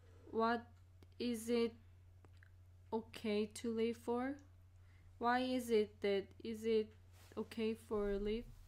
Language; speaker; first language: English; non-native, learner; Korean